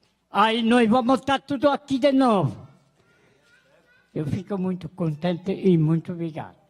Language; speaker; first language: Portuguese; non-native, local second language; Guarani